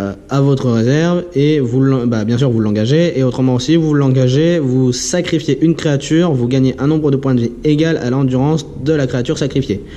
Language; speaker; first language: French; native; French